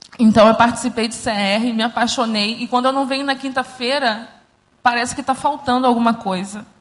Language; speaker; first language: Portuguese; native; Portuguese